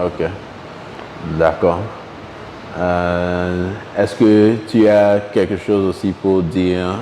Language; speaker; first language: French; non-native, local second language; Ewe